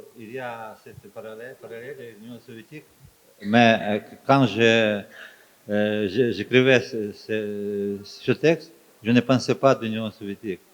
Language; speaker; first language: French; non-native, fluent; Ukrainian